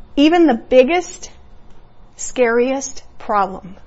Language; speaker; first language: English; early bilingual, other home language; Spanish